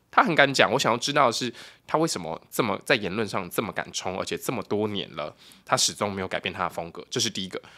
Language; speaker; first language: Chinese; native; Chinese